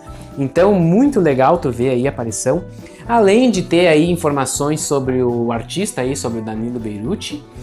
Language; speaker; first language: Portuguese; native; Portuguese